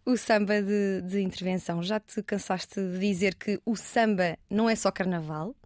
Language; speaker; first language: Portuguese; native; Portuguese